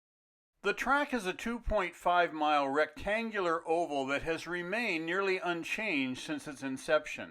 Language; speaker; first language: English; native; English